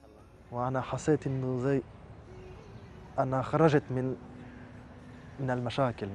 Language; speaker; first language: Arabic; non-native, learner; French